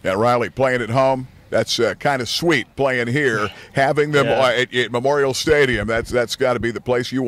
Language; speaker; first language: English; native; English